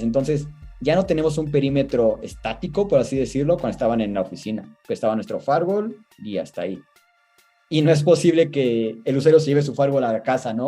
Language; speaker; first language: Spanish; native; Spanish